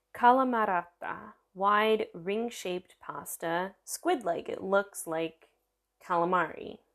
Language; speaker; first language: English; early bilingual, other home language; Italian